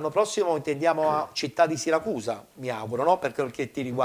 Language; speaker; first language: Italian; native; Italian